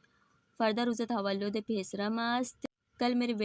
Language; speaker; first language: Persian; non-native, fluent; Urdu